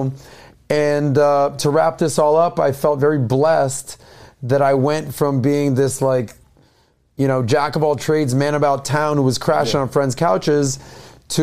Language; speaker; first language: English; native; English